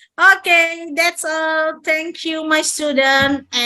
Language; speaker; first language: English; non-native, learner; Indonesian